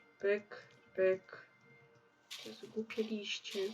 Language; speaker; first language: Polish; native; Polish